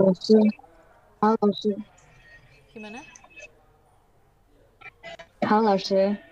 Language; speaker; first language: Chinese; non-native, learner; Indonesian